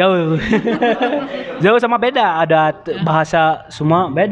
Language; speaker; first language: Indonesian; non-native, learner; Arabic